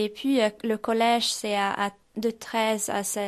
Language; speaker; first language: French; non-native, fluent; Swedish